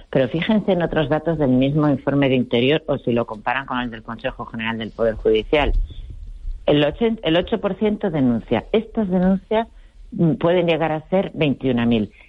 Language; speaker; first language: Spanish; native; Spanish